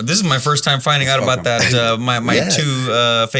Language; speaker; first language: English; native; English